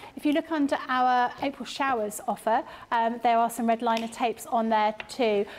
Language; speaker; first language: English; native; English